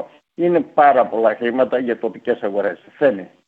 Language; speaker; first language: Greek; native; Greek